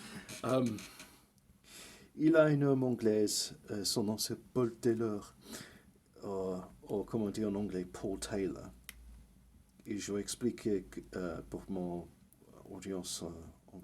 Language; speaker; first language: French; early bilingual, heritage; English